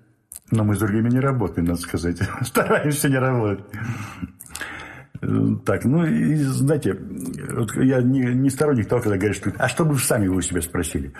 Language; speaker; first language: Russian; native; Russian